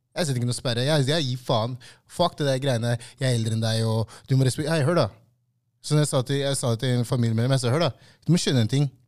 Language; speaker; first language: Norwegian; early bilingual, other home language; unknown